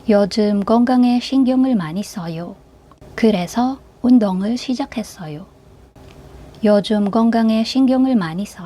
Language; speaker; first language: Korean; non-native, fluent; Filipino